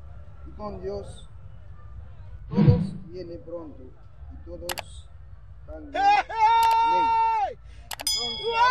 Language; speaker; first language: Spanish; non-native, learner; Haitian Creole